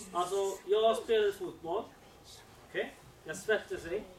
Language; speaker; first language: Swedish; non-native, learner; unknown